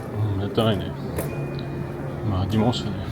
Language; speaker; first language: Japanese; non-native, fluent; French